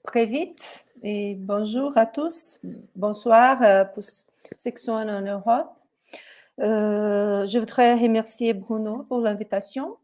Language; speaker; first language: French; non-native, fluent; Portuguese